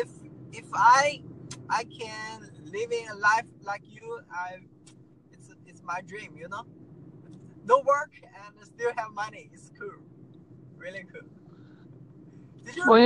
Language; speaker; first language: English; non-native, learner; Chinese